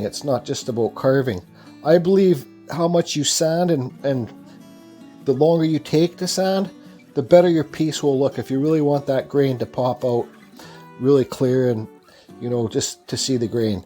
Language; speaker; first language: English; native; English